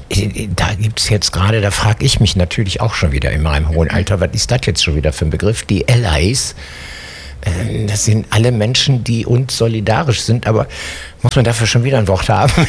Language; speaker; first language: German; native; German